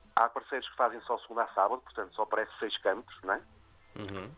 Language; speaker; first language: Portuguese; native; Portuguese